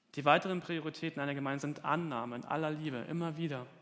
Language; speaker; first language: German; native; German